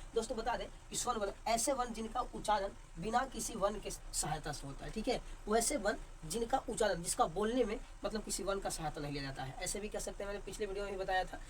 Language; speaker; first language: Hindi; native; Hindi